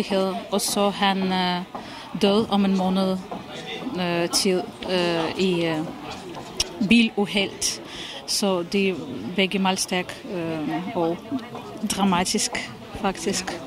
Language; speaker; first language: Danish; non-native, fluent; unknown